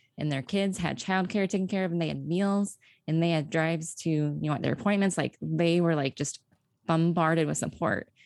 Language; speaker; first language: English; native; English